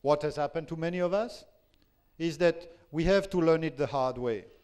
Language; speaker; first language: English; non-native, fluent; French